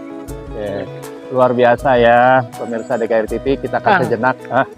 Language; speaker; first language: Indonesian; native; Indonesian